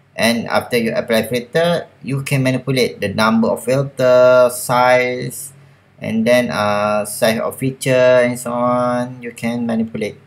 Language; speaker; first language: English; non-native, local second language; Malay